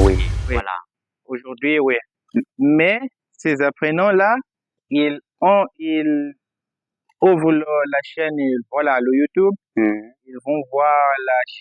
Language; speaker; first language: French; non-native, fluent; Portuguese